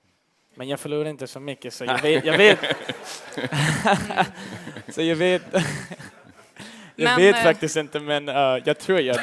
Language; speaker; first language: Swedish; early bilingual, heritage; English